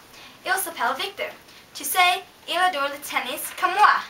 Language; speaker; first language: French; non-native, learner; English